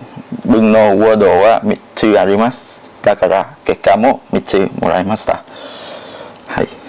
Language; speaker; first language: Japanese; non-native, learner; Thai